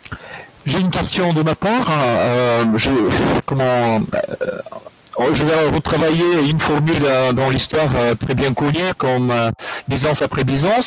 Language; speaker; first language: French; non-native, fluent; Bulgarian